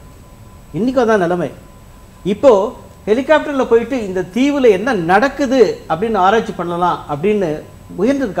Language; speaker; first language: Tamil; native; Tamil